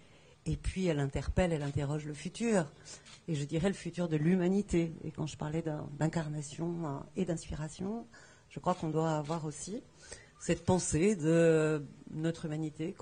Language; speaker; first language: French; native; French